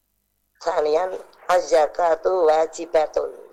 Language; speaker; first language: Arabic; non-native, learner; Indonesian